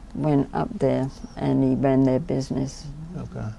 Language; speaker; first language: English; native; English